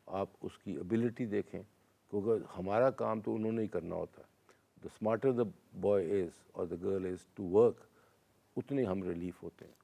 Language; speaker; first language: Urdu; non-native, local second language; Punjabi